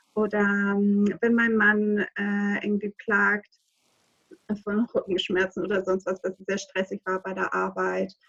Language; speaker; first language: German; non-native, fluent; Greek